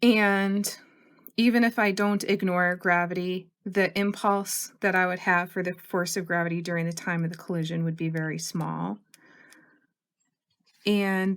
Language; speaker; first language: English; native; English